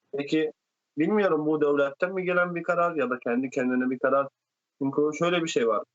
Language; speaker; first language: Turkish; non-native, fluent; Arabic